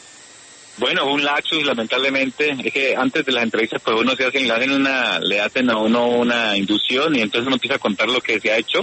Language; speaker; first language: Spanish; native; Spanish